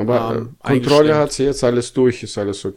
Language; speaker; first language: German; non-native, fluent; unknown